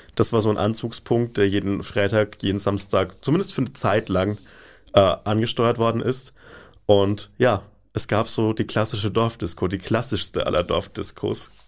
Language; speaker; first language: German; native; German